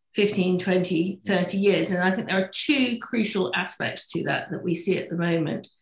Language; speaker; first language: English; native; English